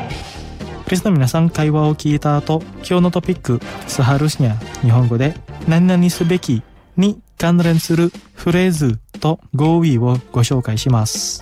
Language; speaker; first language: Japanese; non-native, fluent; Indonesian